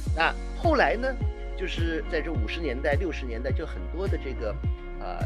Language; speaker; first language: Chinese; native; Chinese